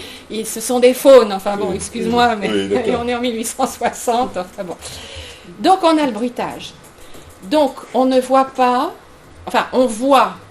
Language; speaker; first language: French; native; French